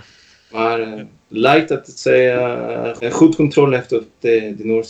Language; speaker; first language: Dutch; non-native, fluent; Norwegian